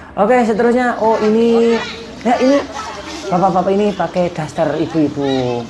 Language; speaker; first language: Indonesian; native; Indonesian